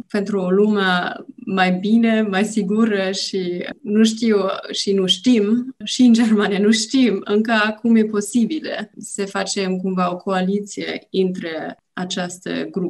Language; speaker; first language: Romanian; non-native, learner; German